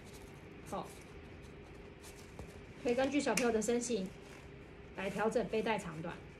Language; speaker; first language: Chinese; native; Chinese